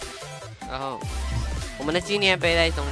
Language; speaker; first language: Chinese; native; Chinese